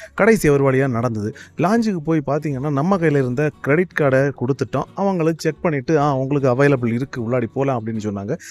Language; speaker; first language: Tamil; native; Tamil